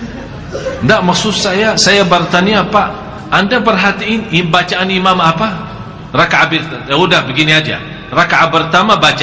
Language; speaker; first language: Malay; non-native, fluent; Arabic